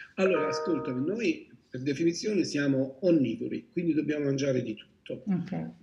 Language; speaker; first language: Italian; native; Italian